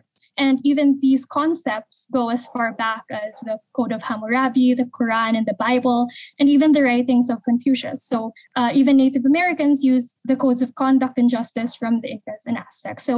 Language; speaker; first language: English; non-native, local second language; Hiligaynon